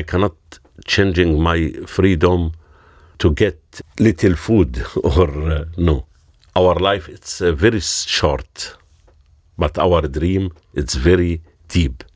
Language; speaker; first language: English; non-native, learner; Arabic